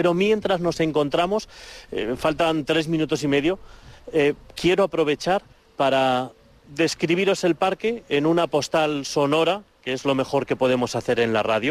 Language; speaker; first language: Spanish; native; Spanish